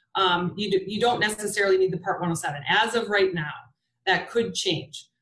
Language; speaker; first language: English; native; English